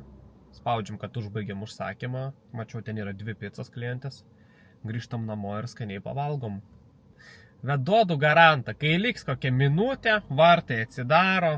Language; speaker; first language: Lithuanian; native; Lithuanian